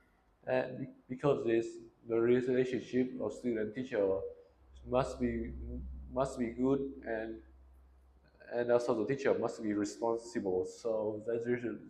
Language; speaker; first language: English; non-native, learner; Vietnamese